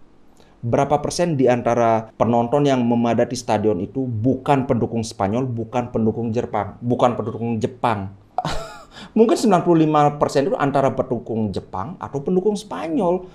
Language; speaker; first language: Indonesian; native; Indonesian